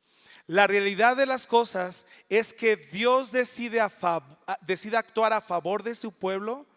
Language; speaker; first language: Spanish; native; Spanish